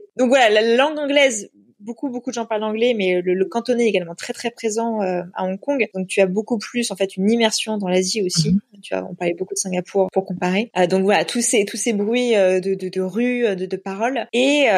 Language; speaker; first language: French; native; French